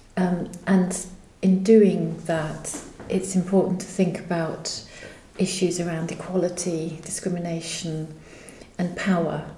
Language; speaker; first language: English; native; English